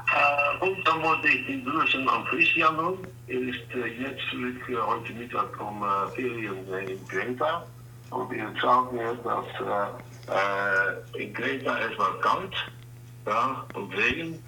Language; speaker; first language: German; non-native, learner; Dutch